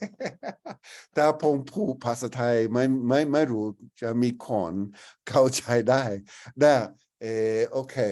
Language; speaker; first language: Thai; non-native, learner; English